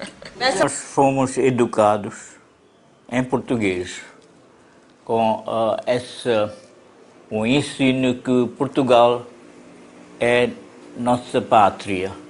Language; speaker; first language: Portuguese; non-native, local second language; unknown